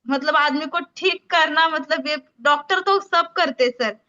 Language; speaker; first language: Hindi; non-native, local second language; Marathi